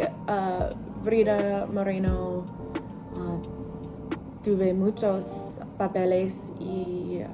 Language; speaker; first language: Spanish; non-native, learner; English